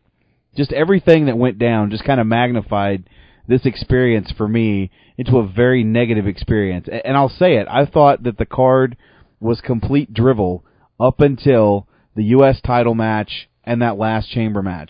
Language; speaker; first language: English; native; English